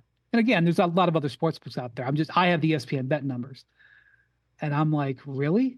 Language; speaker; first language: English; native; English